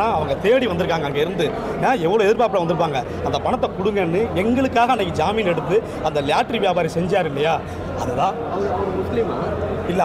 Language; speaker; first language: Tamil; native; Tamil